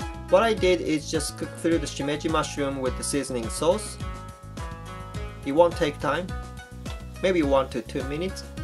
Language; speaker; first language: English; non-native, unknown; Japanese